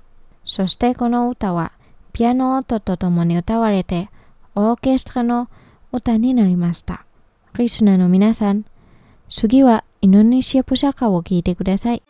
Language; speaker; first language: Japanese; non-native, fluent; Indonesian